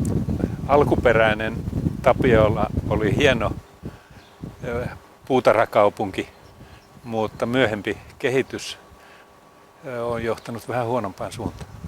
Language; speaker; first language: Finnish; native; Finnish